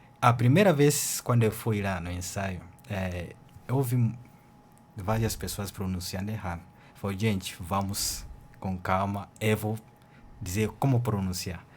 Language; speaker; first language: Portuguese; non-native, fluent; Ganda